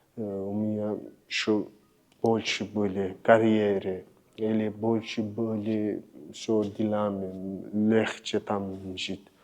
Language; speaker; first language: Russian; non-native, learner; Turkish